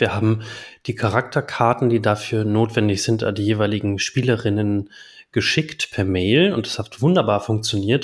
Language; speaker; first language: German; native; German